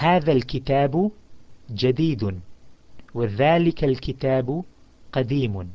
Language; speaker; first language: Arabic; non-native, fluent; English